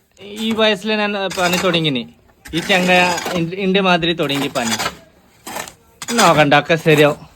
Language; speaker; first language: Malayalam; non-native, learner; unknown